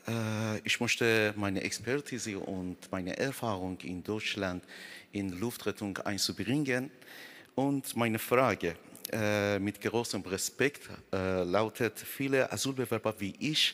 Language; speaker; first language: German; non-native, learner; Persian